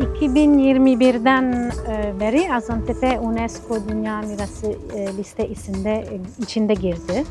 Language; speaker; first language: Turkish; non-native, fluent; Italian